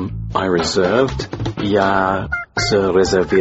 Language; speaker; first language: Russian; non-native, learner; English